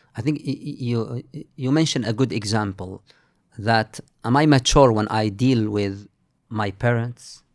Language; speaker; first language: English; non-native, fluent; Arabic